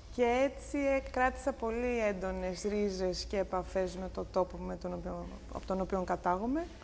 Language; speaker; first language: Greek; early bilingual, heritage; Greek